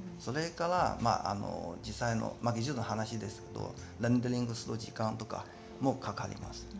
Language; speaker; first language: Japanese; non-native, fluent; Chinese